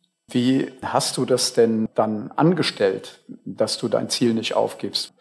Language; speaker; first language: German; native; German